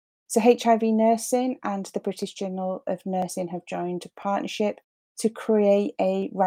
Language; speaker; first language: English; native; English